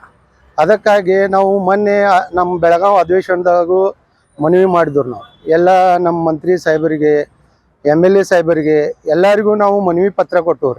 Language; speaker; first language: Kannada; native; Kannada